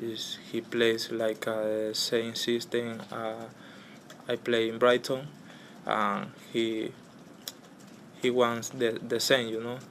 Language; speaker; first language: English; non-native, learner; Spanish